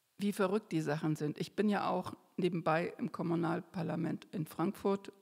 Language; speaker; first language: German; native; German